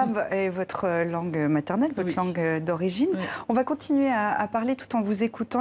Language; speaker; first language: French; native; French